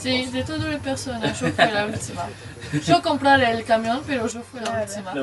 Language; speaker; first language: Spanish; non-native, learner; French